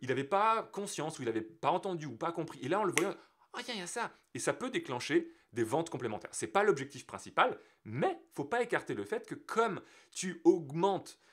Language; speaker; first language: French; native; French